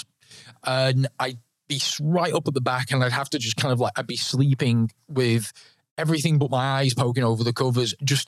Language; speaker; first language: English; native; English